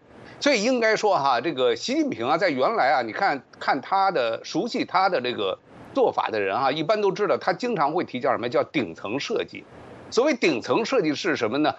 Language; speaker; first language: Chinese; native; Chinese